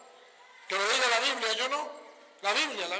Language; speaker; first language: Spanish; native; Spanish